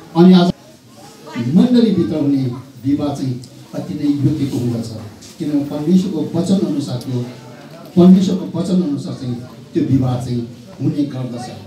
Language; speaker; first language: Nepali; non-native, local second language; Sherpa